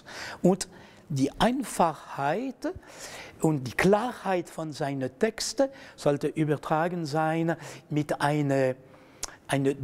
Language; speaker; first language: German; non-native, fluent; French